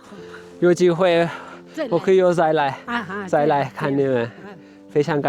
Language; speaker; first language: Chinese; non-native, learner; Turkish